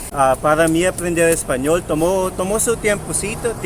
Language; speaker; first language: Spanish; non-native, fluent; Filipino